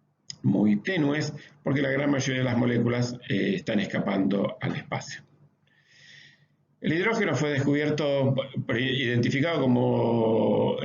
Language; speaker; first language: Spanish; native; Spanish